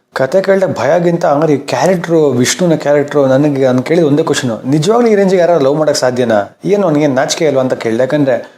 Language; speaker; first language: Kannada; native; Kannada